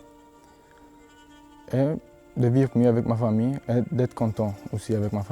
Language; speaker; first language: French; non-native, learner; Albanian